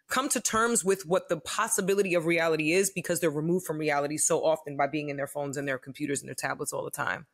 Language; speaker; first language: English; native; English